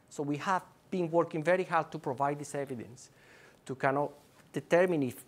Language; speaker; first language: English; non-native, fluent; Spanish